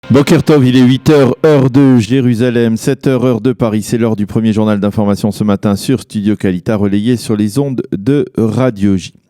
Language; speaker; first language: French; native; French